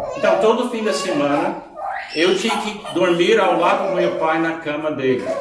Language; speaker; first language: Portuguese; non-native, fluent; English